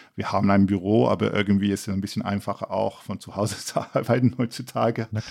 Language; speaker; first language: German; non-native, fluent; English